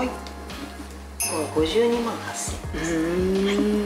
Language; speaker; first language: Japanese; native; Japanese